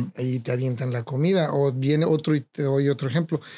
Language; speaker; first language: Spanish; native; Spanish